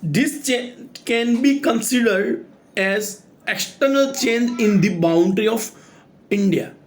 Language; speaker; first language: English; non-native, local second language; Gujarati